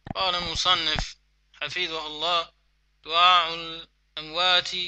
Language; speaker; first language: Arabic; non-native, fluent; English